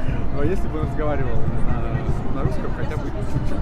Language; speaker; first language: Russian; native; Russian